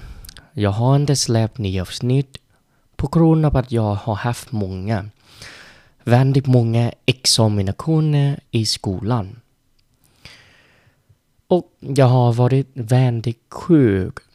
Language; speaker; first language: Swedish; non-native, learner; Vietnamese